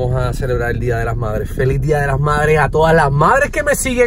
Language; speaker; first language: Spanish; native; Spanish